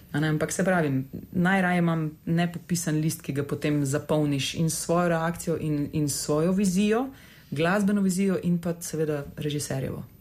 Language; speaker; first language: Slovenian; native; Slovenian